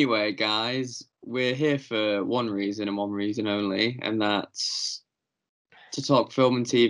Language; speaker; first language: English; native; English